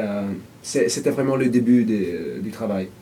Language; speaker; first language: French; non-native, fluent; Italian